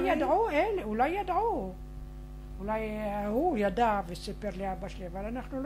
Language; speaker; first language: Hebrew; non-native, fluent; Arabic